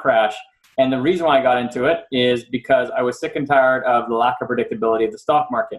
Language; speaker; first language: English; native; English